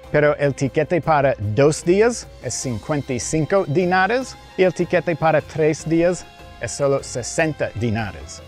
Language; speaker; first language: Spanish; non-native, fluent; English